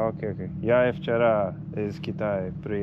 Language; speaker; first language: Russian; non-native, learner; English